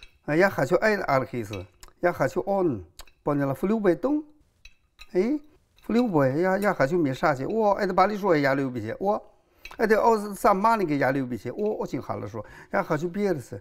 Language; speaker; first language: Russian; non-native, learner; Chinese